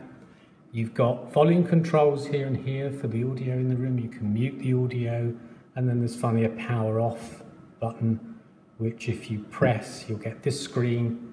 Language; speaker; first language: English; native; English